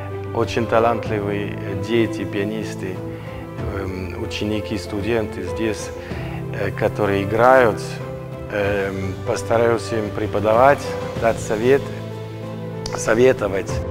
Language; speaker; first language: Russian; non-native, learner; French